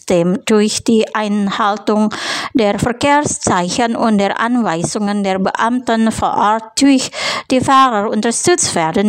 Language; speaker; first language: German; non-native, fluent; Indonesian